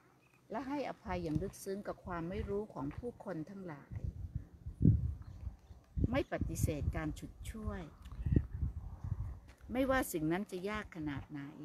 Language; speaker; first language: Thai; native; Thai